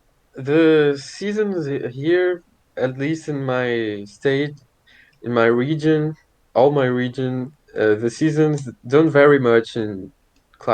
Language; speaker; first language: English; non-native, fluent; Portuguese